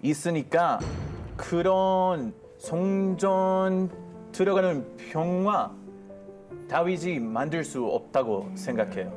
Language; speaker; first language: Korean; non-native, fluent; Hebrew